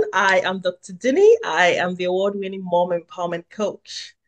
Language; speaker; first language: English; non-native, local second language; Yoruba